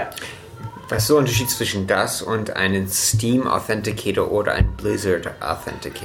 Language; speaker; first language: German; non-native, fluent; English